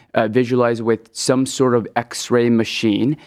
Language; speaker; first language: English; early bilingual, other home language; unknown